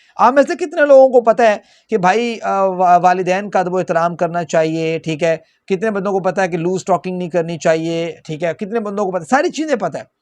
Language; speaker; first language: Urdu; non-native, local second language; Punjabi